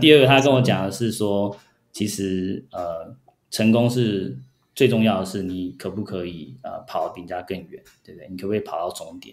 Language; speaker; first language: Chinese; early bilingual, heritage; Chinese